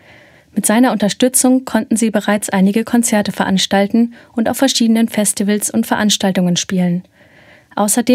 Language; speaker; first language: German; native; German